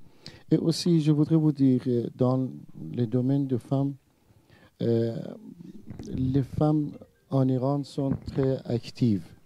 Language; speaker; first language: French; non-native, learner; Persian